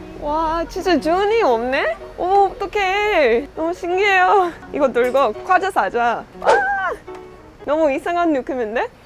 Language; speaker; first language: Korean; non-native, learner; English